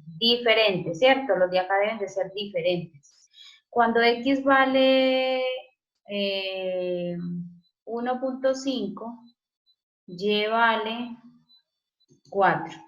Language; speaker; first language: Spanish; native; Spanish